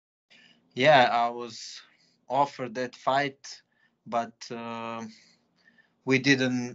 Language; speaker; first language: English; non-native, fluent; Serbian